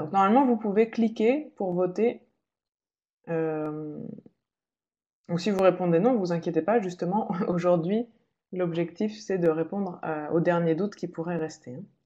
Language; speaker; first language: French; native; French